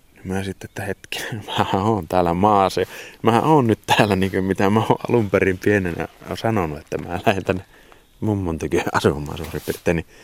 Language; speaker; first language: Finnish; early bilingual, heritage; Finnish